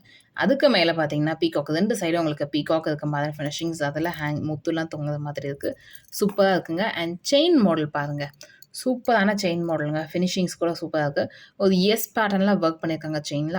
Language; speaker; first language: Tamil; native; Tamil